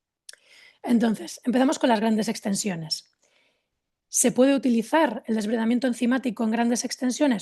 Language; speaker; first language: Spanish; native; Spanish